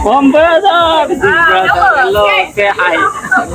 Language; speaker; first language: English; non-native, learner; Hindi